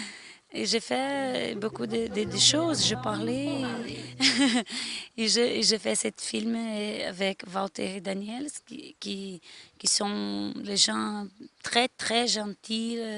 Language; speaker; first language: French; non-native, learner; Portuguese